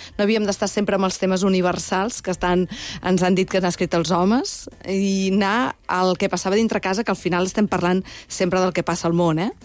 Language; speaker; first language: Catalan; native; Catalan